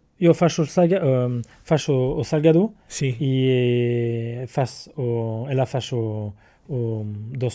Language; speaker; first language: Portuguese; non-native, learner; French